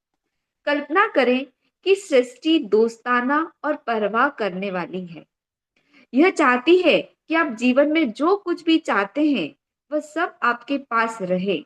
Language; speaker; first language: Hindi; native; Hindi